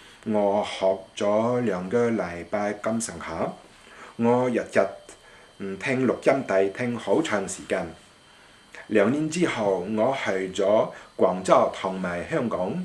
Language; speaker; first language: Chinese; non-native, fluent; French